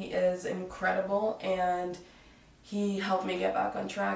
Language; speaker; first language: English; native; English